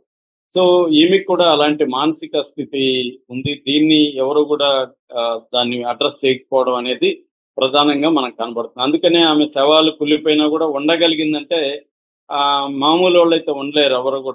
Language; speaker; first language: Telugu; native; Telugu